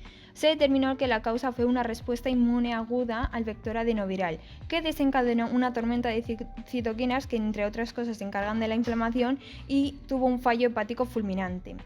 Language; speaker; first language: Spanish; native; Spanish